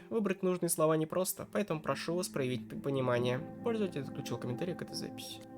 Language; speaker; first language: Russian; native; Russian